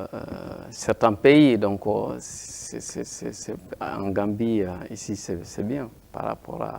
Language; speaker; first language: French; non-native, learner; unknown